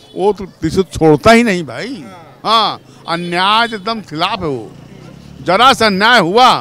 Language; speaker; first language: Hindi; native; Hindi